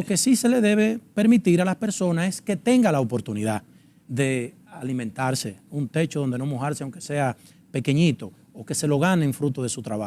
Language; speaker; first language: Spanish; native; Spanish